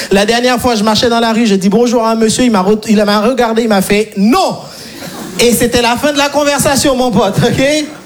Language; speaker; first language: French; non-native, local second language; Haitian Creole